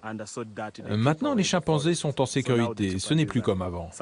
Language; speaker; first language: French; non-native, local second language; Kinyarwanda